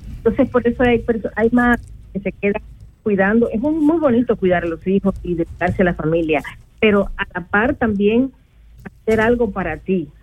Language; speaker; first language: Spanish; native; Spanish